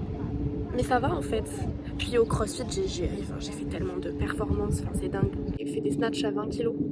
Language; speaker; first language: French; native; French